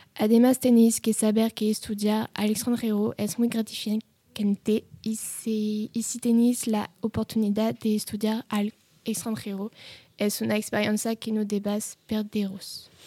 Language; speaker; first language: Spanish; non-native, learner; French